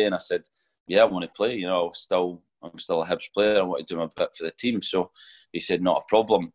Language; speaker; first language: English; native; English